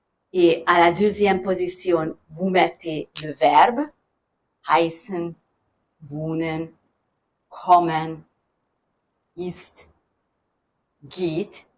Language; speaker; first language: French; non-native, fluent; German